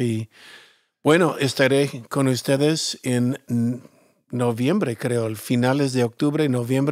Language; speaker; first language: Spanish; non-native, fluent; English